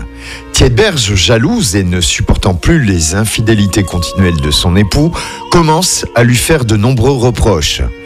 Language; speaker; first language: French; native; French